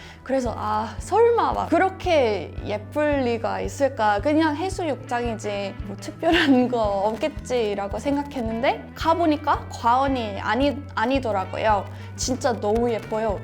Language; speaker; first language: Korean; non-native, fluent; English